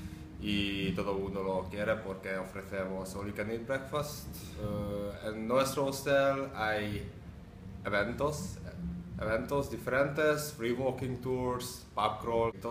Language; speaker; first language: Spanish; non-native, learner; Hungarian